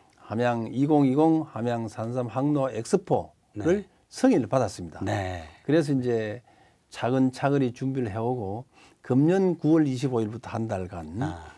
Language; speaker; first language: Korean; native; Korean